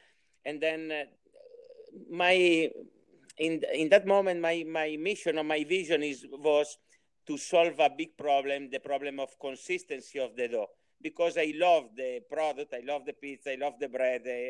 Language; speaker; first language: English; non-native, learner; Italian